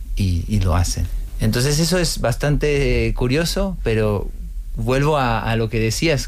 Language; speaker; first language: Spanish; non-native, fluent; French